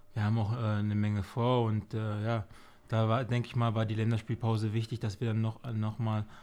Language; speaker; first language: German; native; German